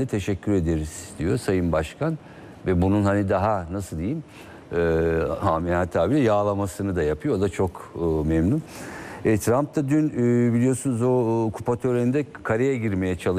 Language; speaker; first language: Turkish; native; Turkish